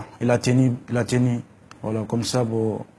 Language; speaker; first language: French; non-native, learner; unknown